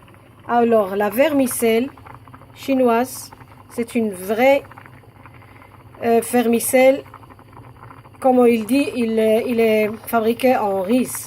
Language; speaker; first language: French; non-native, local second language; Arabic